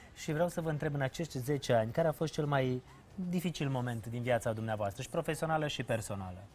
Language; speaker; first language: Romanian; native; Romanian